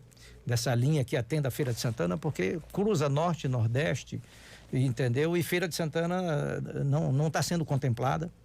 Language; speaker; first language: Portuguese; native; Portuguese